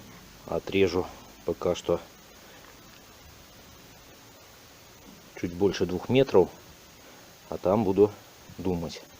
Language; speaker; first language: Russian; native; Russian